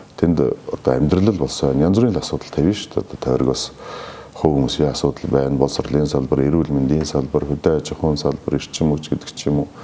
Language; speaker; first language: Mongolian; non-native, local second language; Kazakh